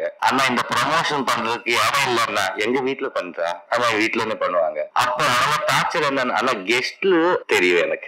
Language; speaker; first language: Tamil; non-native, learner; Telugu